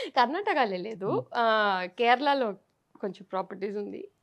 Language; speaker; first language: Telugu; non-native, fluent; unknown